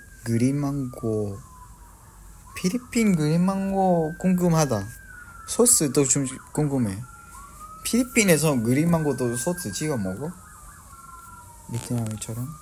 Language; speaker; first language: Korean; non-native, fluent; Vietnamese